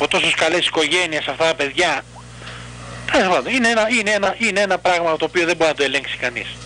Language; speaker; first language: Greek; native; Greek